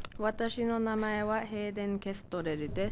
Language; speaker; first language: Japanese; non-native, learner; English